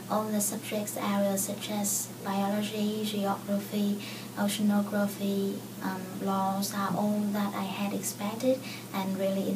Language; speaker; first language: English; non-native, fluent; Vietnamese